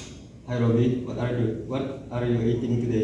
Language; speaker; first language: English; non-native, learner; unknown